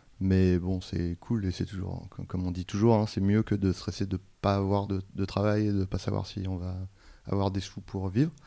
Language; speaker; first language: French; native; French